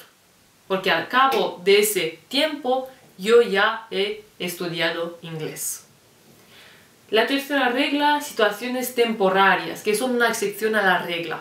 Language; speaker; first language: Spanish; non-native, fluent; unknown